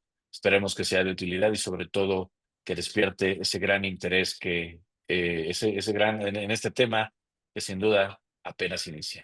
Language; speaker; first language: Spanish; native; Spanish